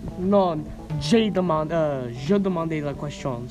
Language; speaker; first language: French; non-native, learner; English